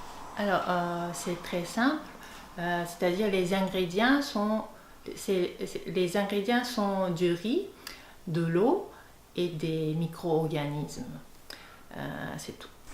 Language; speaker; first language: French; non-native, fluent; Japanese